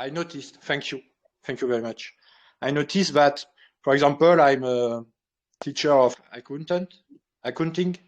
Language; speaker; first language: English; non-native, learner; French